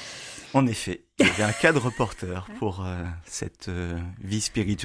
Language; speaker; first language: French; native; French